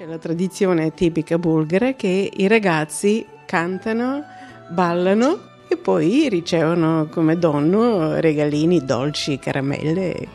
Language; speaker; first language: Italian; non-native, fluent; Bulgarian